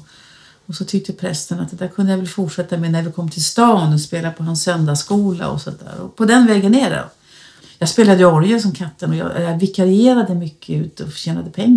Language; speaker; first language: Swedish; native; Swedish